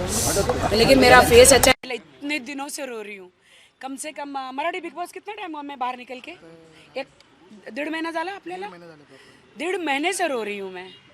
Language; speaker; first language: Hindi; native; Hindi